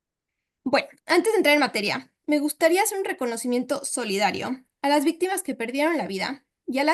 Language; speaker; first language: Spanish; native; Spanish